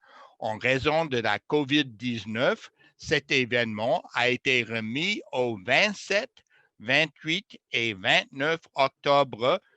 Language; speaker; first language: French; non-native, fluent; English